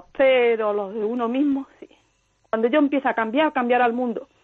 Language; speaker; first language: Spanish; native; Spanish